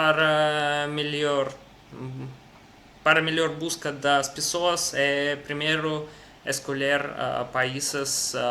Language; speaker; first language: Portuguese; non-native, learner; Russian